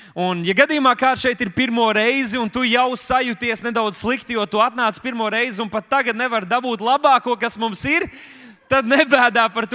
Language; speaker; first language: Latvian; native; Latvian